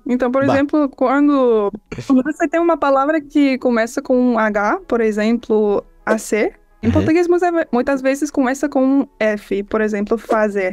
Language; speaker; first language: Portuguese; non-native, fluent; English